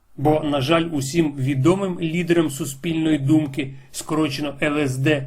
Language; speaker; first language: Ukrainian; non-native, local second language; Russian